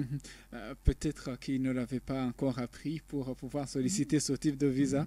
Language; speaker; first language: French; non-native, local second language; Rundi